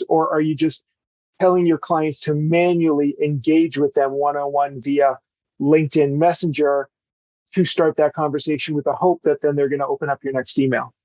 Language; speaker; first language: English; native; English